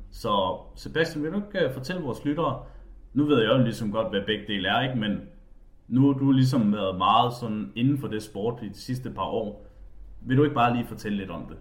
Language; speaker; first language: Danish; native; Danish